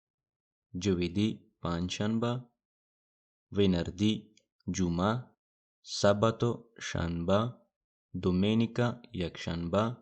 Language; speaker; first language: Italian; non-native, fluent; Pashto